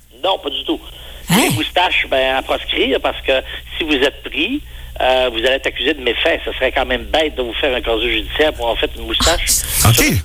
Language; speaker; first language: French; native; French